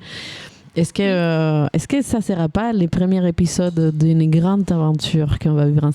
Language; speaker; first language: French; native; French